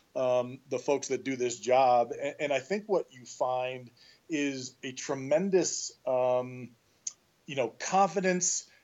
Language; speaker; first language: English; native; English